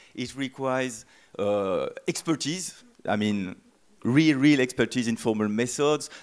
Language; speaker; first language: English; non-native, fluent; French